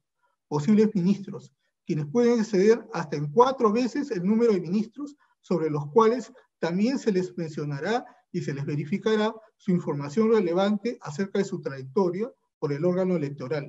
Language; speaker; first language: Spanish; native; Spanish